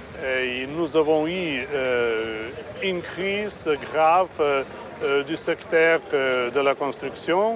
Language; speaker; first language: French; non-native, fluent; Slovenian